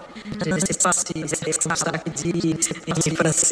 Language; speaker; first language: French; non-native, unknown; Portuguese